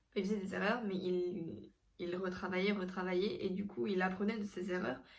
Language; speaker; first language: French; non-native, fluent; Korean